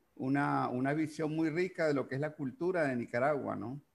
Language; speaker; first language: Spanish; native; Spanish